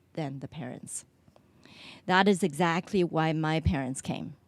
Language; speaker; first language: English; early bilingual, other home language; Chinese